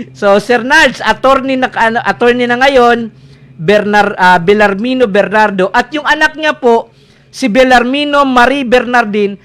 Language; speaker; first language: Filipino; non-native, local second language; Bikol